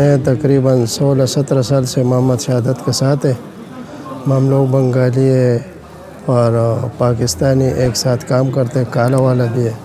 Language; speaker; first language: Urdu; non-native, local second language; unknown